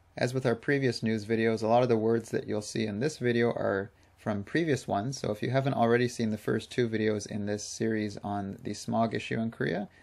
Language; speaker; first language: English; native; English